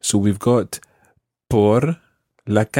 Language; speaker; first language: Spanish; non-native, fluent; English